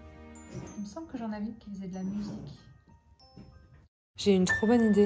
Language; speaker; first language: French; native; French